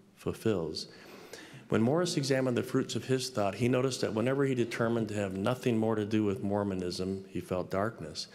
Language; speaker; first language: English; native; English